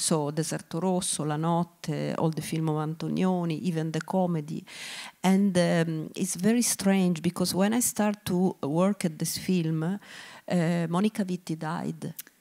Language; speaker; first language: English; non-native, learner; Italian